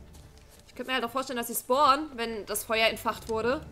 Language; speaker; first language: German; native; German